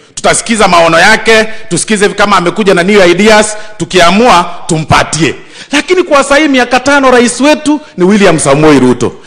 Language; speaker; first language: Swahili; non-native, local second language; Gusii